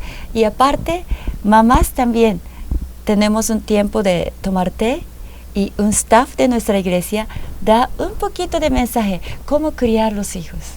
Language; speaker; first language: Spanish; non-native, fluent; Japanese